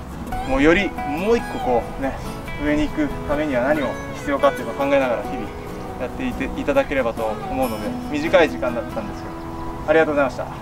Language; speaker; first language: Japanese; native; Japanese